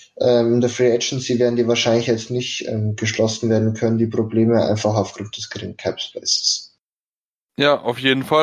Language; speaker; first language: German; native; German